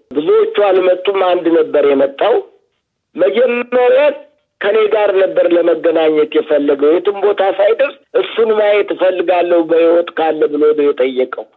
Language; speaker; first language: Amharic; native; Amharic